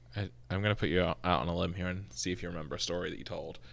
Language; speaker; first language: English; native; English